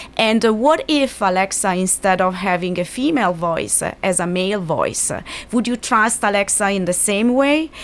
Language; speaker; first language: English; non-native, fluent; Italian